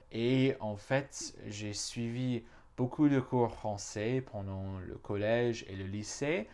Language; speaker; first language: French; non-native, fluent; English